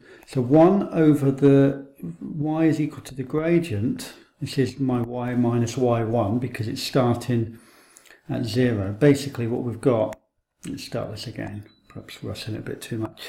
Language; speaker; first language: English; native; English